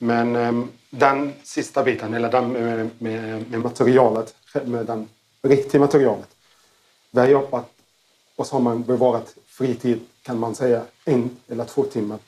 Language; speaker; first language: Swedish; non-native, learner; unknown